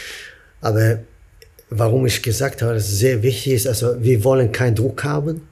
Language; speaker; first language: German; non-native, fluent; Swedish